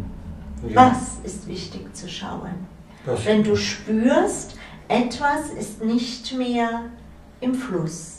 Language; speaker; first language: German; native; German